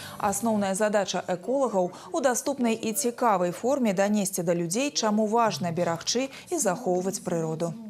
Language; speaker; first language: Belarusian; native; Belarusian